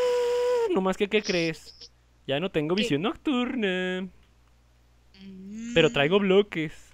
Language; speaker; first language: Spanish; native; Spanish